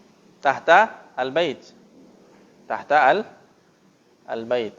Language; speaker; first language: Arabic; non-native, fluent; Indonesian